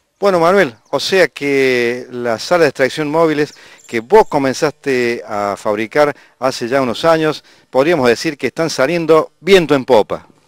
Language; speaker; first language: Spanish; native; Spanish